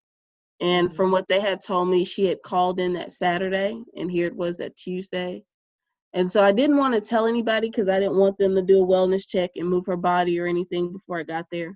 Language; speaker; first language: English; native; English